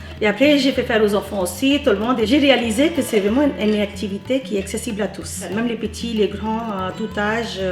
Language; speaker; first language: French; non-native, fluent; Hindi